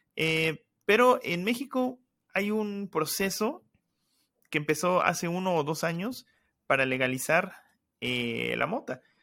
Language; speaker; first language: Spanish; native; Spanish